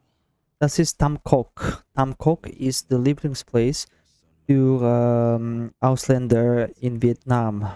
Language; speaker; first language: German; non-native, learner; Russian